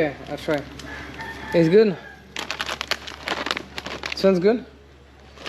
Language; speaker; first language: English; non-native, learner; French